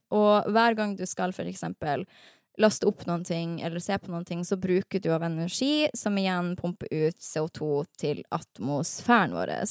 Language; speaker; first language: Norwegian; native; Norwegian